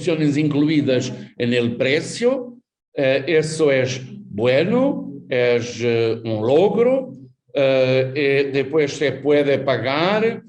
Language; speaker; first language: Spanish; non-native, fluent; Portuguese